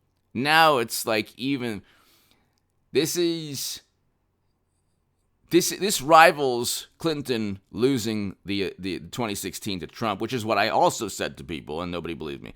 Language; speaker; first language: English; native; English